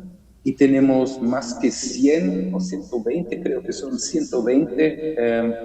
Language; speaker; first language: Spanish; early bilingual, heritage; German